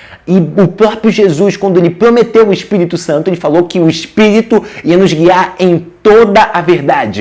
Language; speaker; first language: Portuguese; native; Portuguese